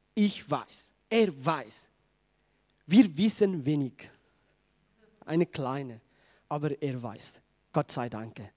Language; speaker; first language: German; non-native, learner; Tigrinya